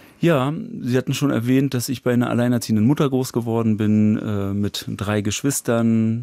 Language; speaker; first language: German; native; German